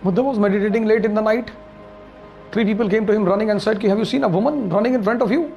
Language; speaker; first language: English; non-native, local second language; Hindi